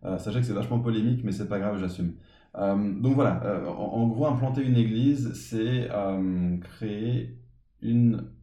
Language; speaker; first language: French; early bilingual, other home language; English